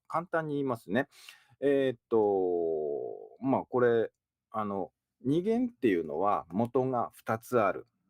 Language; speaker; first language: Japanese; native; Japanese